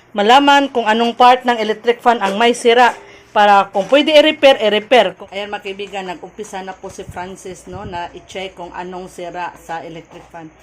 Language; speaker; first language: Filipino; native; Filipino